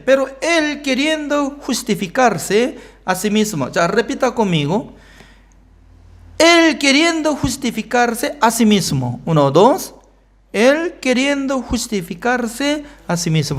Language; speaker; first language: Spanish; non-native, fluent; Korean